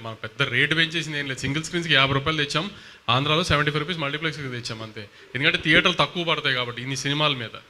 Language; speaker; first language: Telugu; native; Telugu